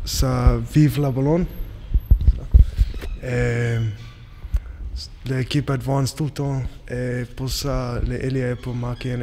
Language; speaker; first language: French; non-native, learner; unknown